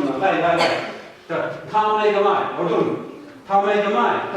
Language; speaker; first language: Basque; non-native, learner; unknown